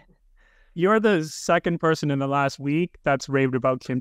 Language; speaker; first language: English; native; English